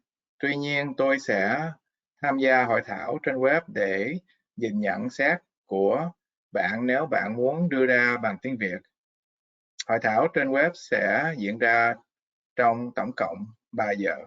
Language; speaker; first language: Vietnamese; non-native, fluent; English